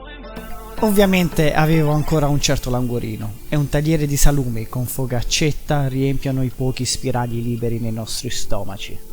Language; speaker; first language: Italian; native; Italian